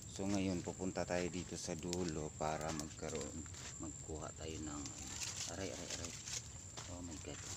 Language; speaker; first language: Filipino; non-native, local second language; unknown